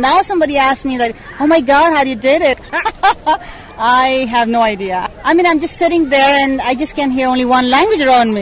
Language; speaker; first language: English; non-native, local second language; Hindi